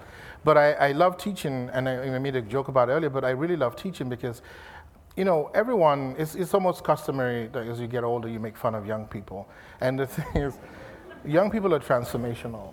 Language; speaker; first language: English; non-native, local second language; Igbo